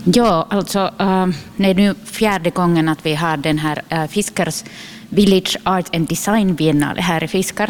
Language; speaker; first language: Swedish; non-native, local second language; Finnish